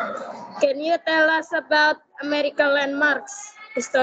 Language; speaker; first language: English; non-native, learner; Indonesian